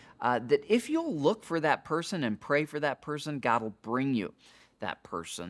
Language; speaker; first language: English; native; English